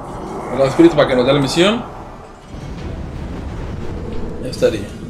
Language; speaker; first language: Spanish; native; Spanish